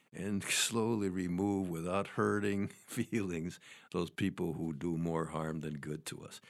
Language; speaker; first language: English; native; English